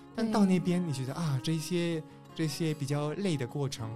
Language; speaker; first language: Chinese; non-native, fluent; Spanish